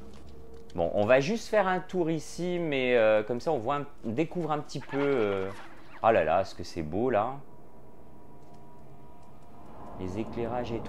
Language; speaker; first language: French; native; French